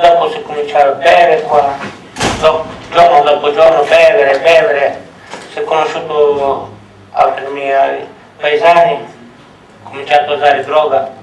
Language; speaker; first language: Italian; non-native, learner; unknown